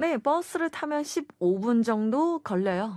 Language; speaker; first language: Korean; non-native, fluent; Chinese